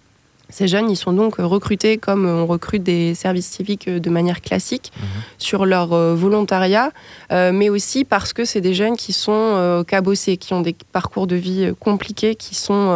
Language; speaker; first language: French; native; French